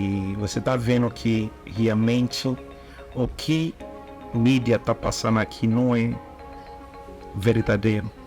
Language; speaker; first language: Portuguese; non-native, learner; Igbo